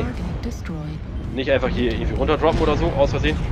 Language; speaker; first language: German; native; German